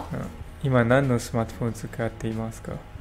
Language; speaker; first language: Japanese; non-native, learner; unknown